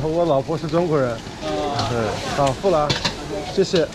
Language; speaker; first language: Chinese; non-native, fluent; English